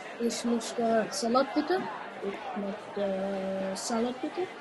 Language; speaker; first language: German; non-native, learner; English